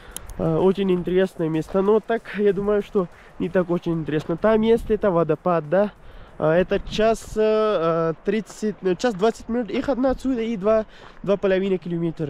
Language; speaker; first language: Russian; non-native, learner; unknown